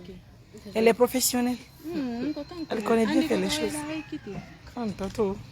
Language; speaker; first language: French; non-native, local second language; Fula